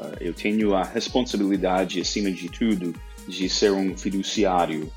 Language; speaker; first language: Portuguese; non-native, fluent; English